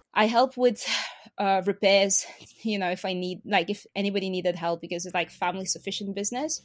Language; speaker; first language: English; non-native, fluent; Lithuanian